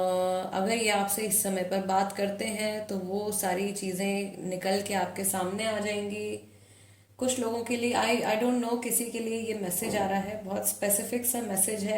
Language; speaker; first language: Hindi; native; Hindi